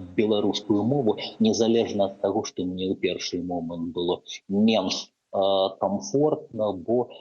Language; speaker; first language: Belarusian; non-native, local second language; Russian